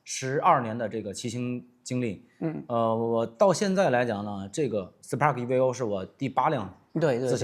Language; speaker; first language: Chinese; native; Chinese